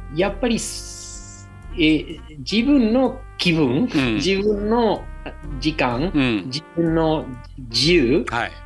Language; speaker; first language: Japanese; non-native, learner; Spanish